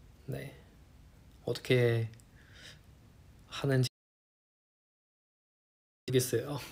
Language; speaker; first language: Korean; non-native, fluent; Chinese